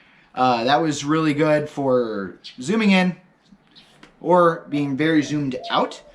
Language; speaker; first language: English; native; English